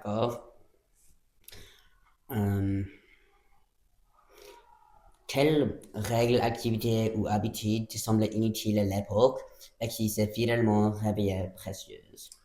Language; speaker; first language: French; non-native, local second language; English